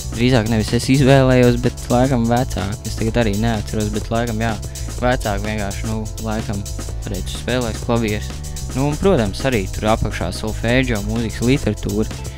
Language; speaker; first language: Latvian; native; Latvian